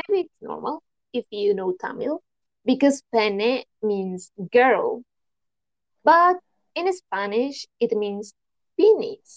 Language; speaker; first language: English; non-native, fluent; Spanish